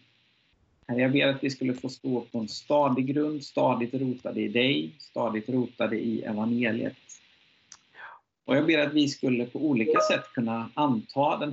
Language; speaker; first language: Swedish; native; Swedish